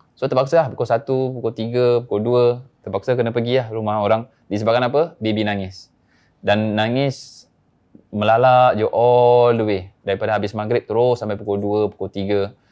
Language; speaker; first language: Malay; native; Malay